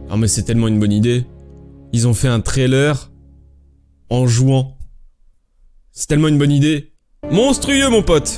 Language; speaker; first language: French; native; French